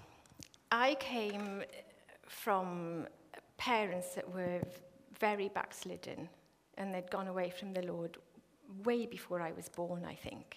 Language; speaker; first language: English; native; English